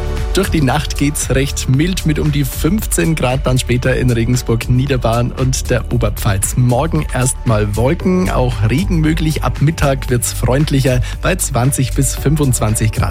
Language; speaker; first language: German; native; German